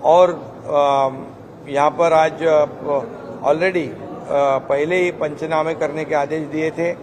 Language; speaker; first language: Hindi; non-native, local second language; Marathi